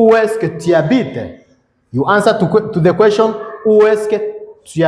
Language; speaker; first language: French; non-native, fluent; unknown